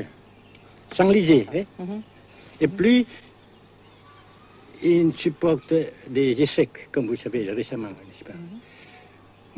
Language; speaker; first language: French; non-native, local second language; Vietnamese